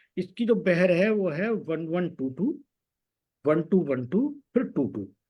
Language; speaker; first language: Hindi; native; Hindi